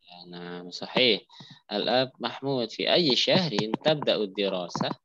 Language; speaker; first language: Arabic; non-native, fluent; Indonesian